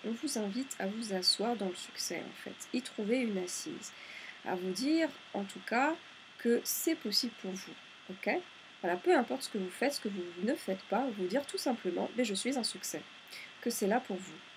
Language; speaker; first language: French; native; French